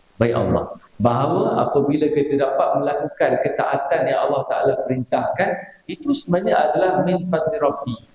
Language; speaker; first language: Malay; native; Malay